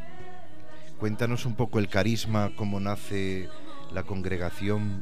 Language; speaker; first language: Spanish; native; Spanish